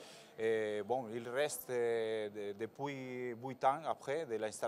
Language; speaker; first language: French; non-native, fluent; Spanish